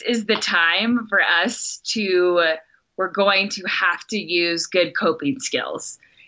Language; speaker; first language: English; native; English